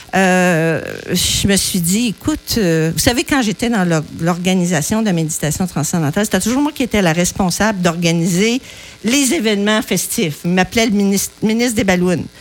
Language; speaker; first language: French; native; French